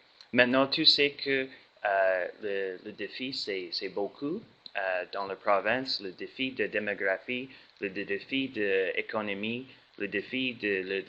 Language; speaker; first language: French; non-native, learner; English